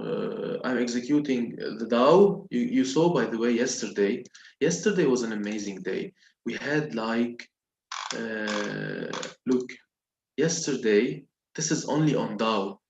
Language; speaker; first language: English; non-native, local second language; Arabic